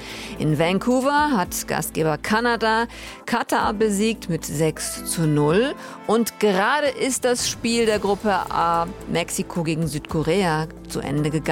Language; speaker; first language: German; native; German